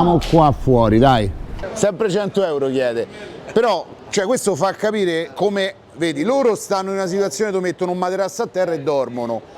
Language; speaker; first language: Italian; native; Italian